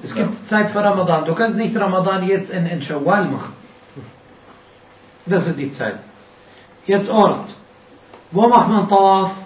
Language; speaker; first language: German; non-native, fluent; Arabic